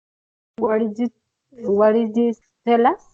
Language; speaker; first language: English; non-native, learner; Spanish